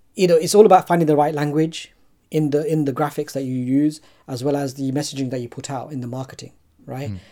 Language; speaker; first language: English; native; English